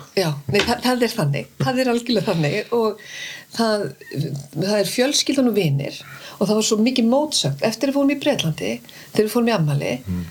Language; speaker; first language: Icelandic; early bilingual, heritage; Icelandic